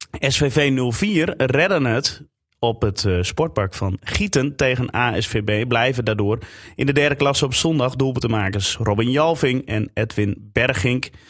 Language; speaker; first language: Dutch; native; Dutch